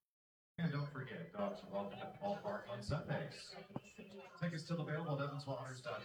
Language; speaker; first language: English; native; English